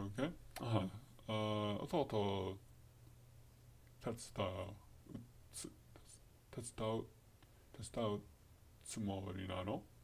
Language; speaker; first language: Japanese; non-native, learner; English